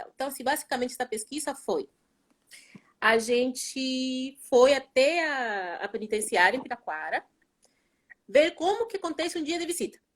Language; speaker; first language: Portuguese; non-native, fluent; Spanish